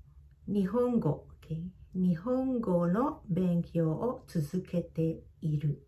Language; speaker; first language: Japanese; non-native, fluent; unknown